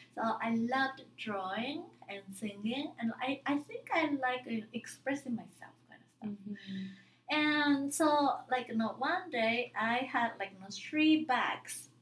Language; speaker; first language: English; non-native, fluent; Japanese